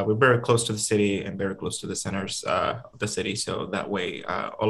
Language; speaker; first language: English; non-native, fluent; Spanish